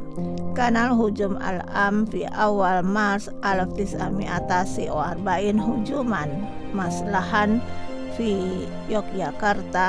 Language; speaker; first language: Arabic; non-native, learner; Indonesian